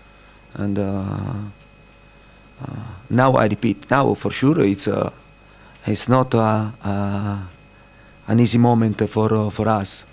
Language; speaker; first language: English; non-native, fluent; Italian